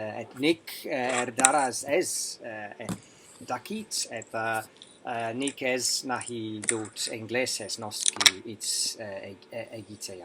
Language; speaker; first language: Basque; non-native, learner; English